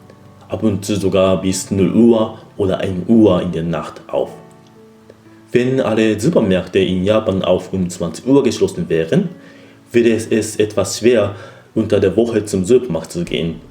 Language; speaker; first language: German; non-native, fluent; Japanese